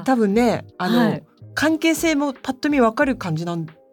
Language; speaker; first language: Japanese; native; Japanese